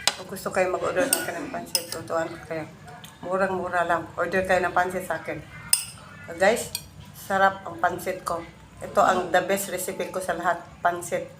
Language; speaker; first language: Filipino; non-native, local second language; Cebuano